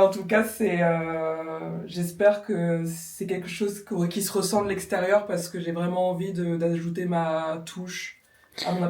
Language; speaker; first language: French; native; French